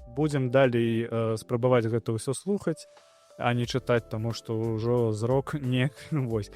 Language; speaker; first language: Belarusian; non-native, local second language; Russian